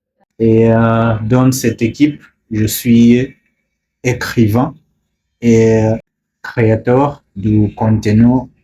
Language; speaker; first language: French; non-native, learner; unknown